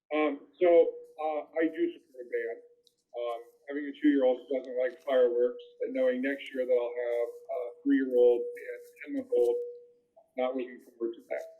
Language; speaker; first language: English; native; English